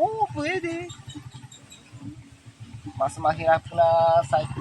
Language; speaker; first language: Filipino; non-native, learner; Japanese